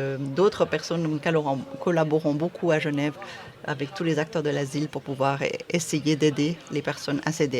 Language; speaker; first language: French; native; French